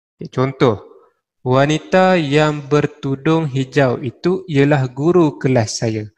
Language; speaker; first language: Malay; native; Malay